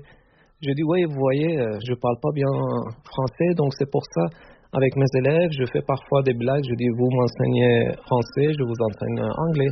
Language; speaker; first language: French; non-native, fluent; Turkish